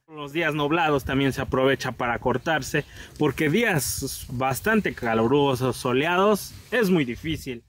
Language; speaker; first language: Spanish; non-native, local second language; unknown